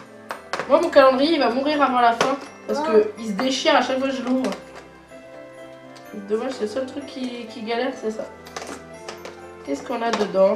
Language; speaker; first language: French; native; French